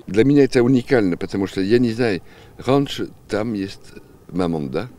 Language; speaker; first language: Russian; non-native, learner; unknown